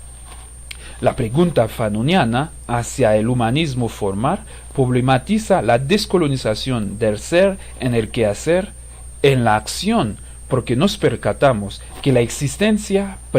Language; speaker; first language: Spanish; non-native, fluent; Haitian Creole